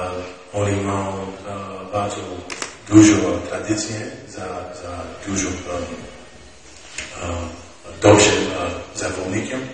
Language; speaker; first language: Polish; non-native, learner; English